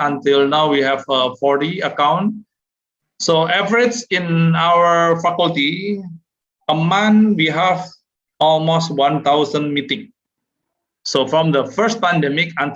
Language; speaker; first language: English; non-native, learner; Indonesian